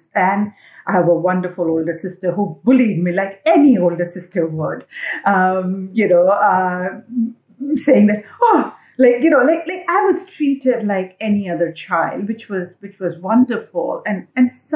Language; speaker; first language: English; non-native, local second language; Assamese